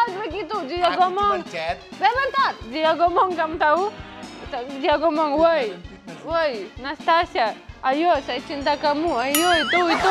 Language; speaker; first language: Indonesian; non-native, learner; Russian